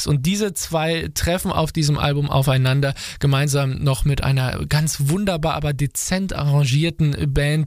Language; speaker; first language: German; native; German